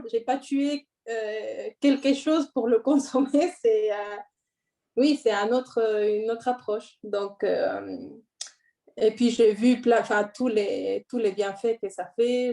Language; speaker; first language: French; non-native, fluent; Spanish